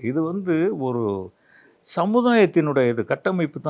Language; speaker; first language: Tamil; native; Tamil